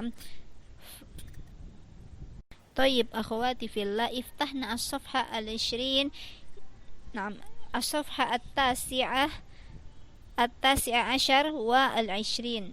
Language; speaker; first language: Arabic; non-native, fluent; Indonesian